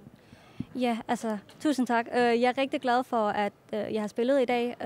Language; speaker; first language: Danish; non-native, fluent; Thai